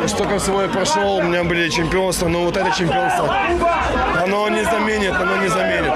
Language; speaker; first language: Russian; native; Russian